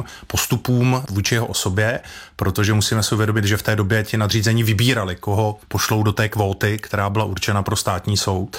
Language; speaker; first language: Czech; native; Czech